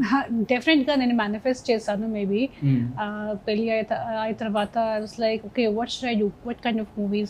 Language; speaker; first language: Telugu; non-native, fluent; Hindi